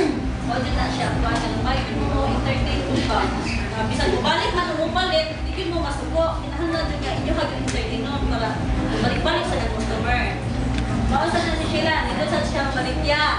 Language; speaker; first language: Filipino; non-native, local second language; Cebuano